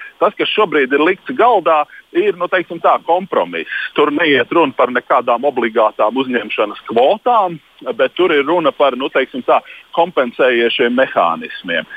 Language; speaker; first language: Latvian; non-native, local second language; Russian